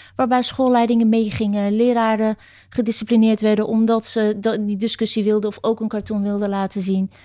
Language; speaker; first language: Dutch; early bilingual, other home language; Turkish